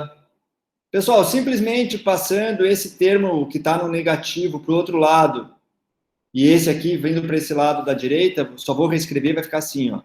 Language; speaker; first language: Portuguese; native; Portuguese